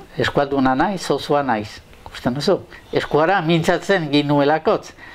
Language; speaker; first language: Basque; native; Basque